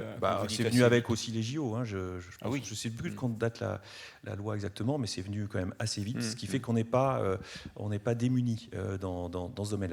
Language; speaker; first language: French; native; French